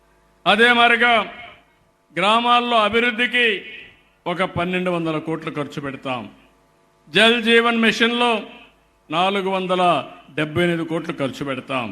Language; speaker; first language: Telugu; native; Telugu